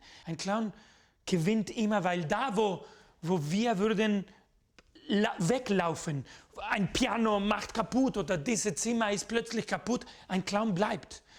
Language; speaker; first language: German; non-native, fluent; Spanish